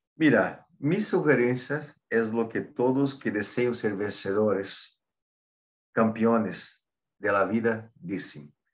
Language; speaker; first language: Spanish; non-native, fluent; Portuguese